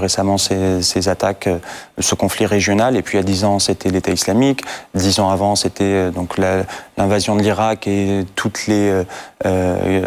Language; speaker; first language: French; non-native, fluent; Assyrian Neo-Aramaic